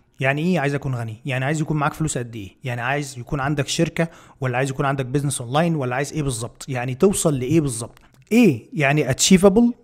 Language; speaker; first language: Arabic; native; Arabic